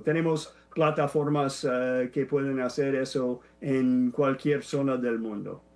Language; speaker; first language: Spanish; non-native, fluent; English